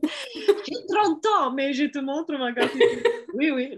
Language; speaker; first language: French; non-native, fluent; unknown